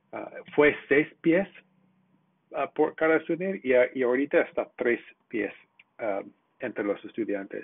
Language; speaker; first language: Spanish; non-native, fluent; English